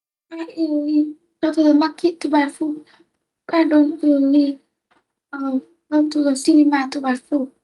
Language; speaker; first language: English; non-native, learner; Vietnamese